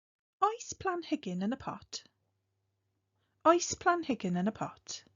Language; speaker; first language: Welsh; non-native, local second language; English